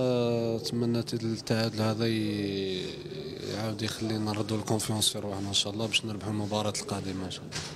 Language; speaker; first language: Arabic; native; Arabic